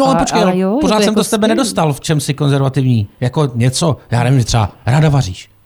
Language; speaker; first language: Czech; native; Czech